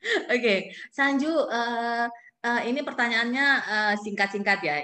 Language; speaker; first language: Indonesian; native; Indonesian